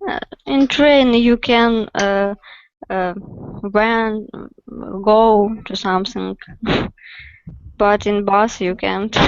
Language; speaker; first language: English; non-native, learner; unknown